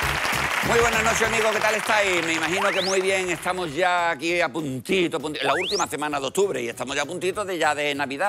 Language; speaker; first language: Spanish; native; Spanish